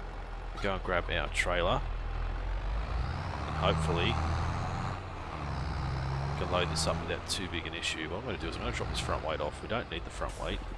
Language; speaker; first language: English; native; English